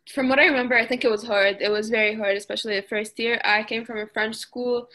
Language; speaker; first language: English; early bilingual, other home language; Arabic